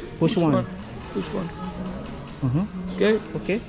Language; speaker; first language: English; non-native, learner; Hebrew